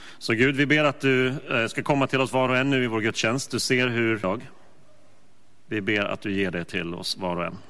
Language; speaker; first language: Swedish; native; Swedish